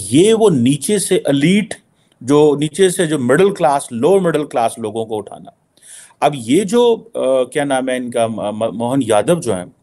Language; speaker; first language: Urdu; native; Urdu